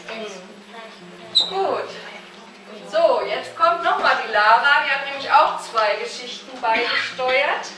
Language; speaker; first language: German; native; German